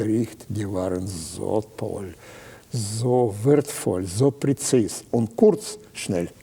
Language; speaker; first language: German; non-native, fluent; Russian